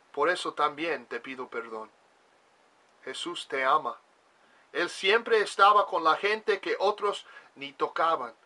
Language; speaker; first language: Spanish; non-native, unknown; English